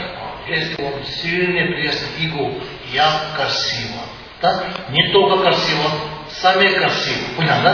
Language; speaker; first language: Russian; non-native, learner; Tibetan